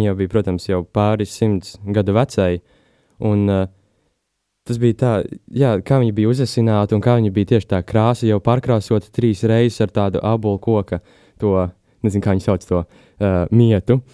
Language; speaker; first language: Latvian; native; Latvian